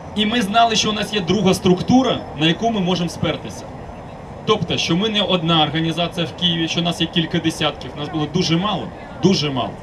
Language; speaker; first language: Ukrainian; non-native, local second language; Russian